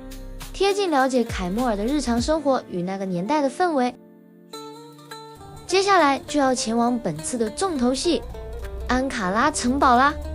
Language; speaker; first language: Chinese; native; Chinese